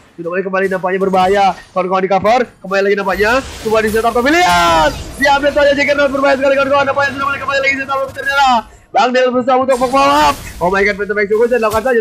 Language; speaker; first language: Indonesian; native; Indonesian